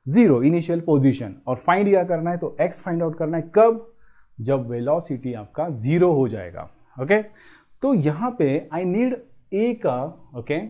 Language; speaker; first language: Hindi; non-native, local second language; Marathi